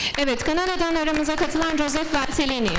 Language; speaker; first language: Turkish; native; Turkish